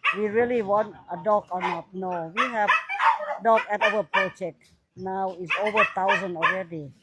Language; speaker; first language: English; non-native, learner; Thai